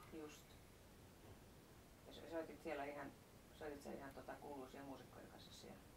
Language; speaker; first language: Finnish; native; Finnish